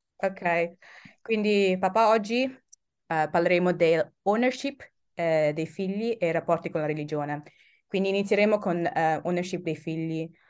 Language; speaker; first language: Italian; early bilingual, other home language; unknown